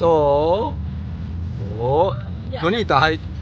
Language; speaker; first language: English; non-native, learner; Japanese